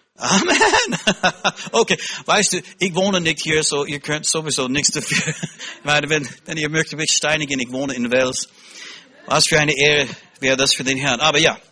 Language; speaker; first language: German; non-native, fluent; English